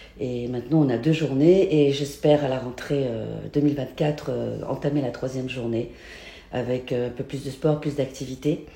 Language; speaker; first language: French; native; French